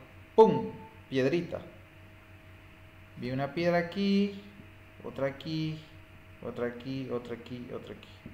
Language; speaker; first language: Spanish; native; Spanish